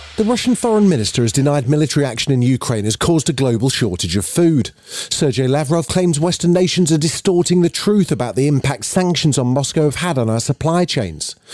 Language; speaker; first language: English; native; English